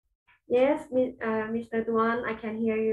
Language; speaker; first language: English; non-native, fluent; Thai